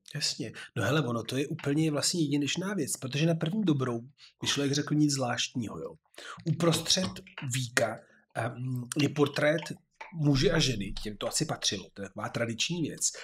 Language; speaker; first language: Czech; non-native, fluent; Italian